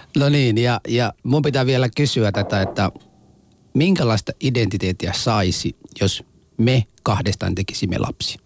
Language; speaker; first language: Finnish; early bilingual, other home language; Somali